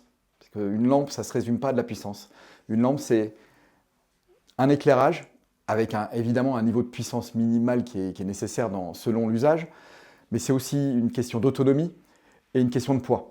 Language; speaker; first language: French; native; French